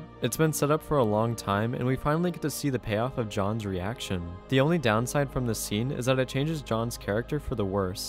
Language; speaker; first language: English; native; English